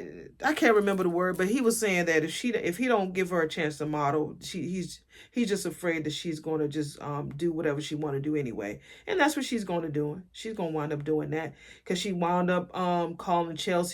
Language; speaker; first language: English; native; English